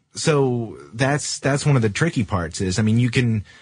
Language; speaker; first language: English; native; English